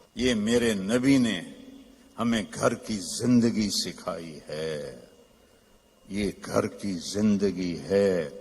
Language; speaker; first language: Urdu; non-native, local second language; Punjabi